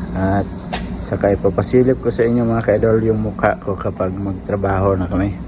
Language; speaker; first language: Filipino; non-native, local second language; Cebuano